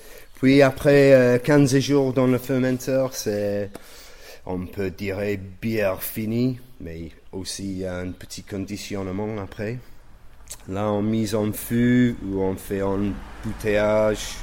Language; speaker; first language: French; non-native, fluent; English